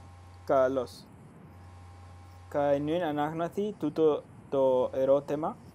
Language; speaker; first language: Greek; non-native, fluent; Spanish